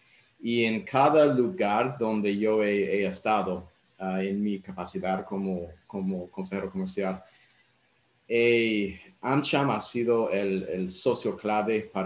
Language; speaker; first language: Spanish; non-native, fluent; English